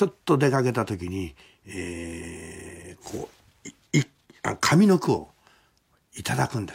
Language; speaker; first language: Japanese; native; Japanese